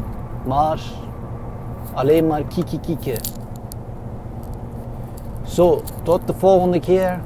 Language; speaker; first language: Dutch; non-native, fluent; Turkish